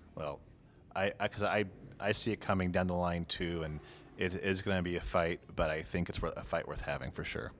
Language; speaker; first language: English; native; English